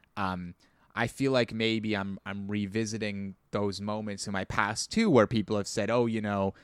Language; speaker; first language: English; native; English